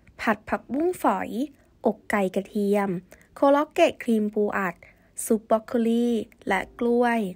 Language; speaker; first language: Thai; native; Thai